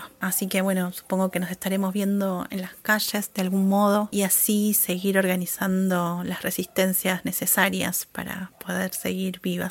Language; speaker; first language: Spanish; native; Spanish